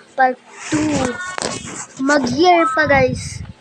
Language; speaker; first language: Filipino; non-native, local second language; Waray